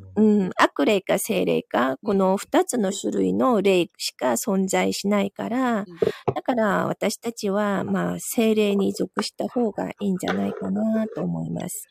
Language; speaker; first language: Japanese; non-native, fluent; Korean